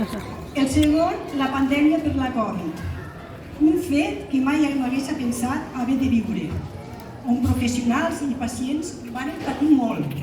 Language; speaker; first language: Catalan; native; Catalan